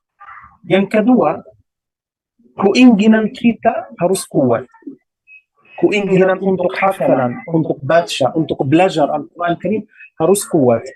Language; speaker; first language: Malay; non-native, learner; Arabic